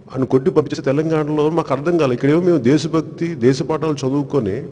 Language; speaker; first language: Telugu; native; Telugu